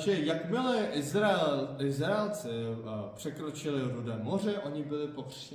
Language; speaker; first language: Czech; non-native, fluent; Korean